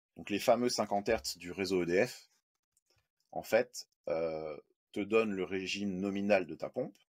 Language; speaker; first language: French; native; French